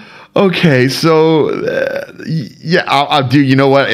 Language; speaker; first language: English; native; English